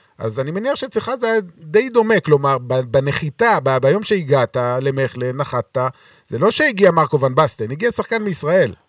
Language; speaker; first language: Hebrew; native; Hebrew